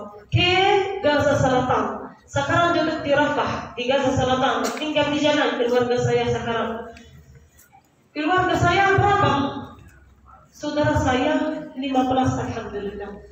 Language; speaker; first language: Indonesian; non-native, learner; Arabic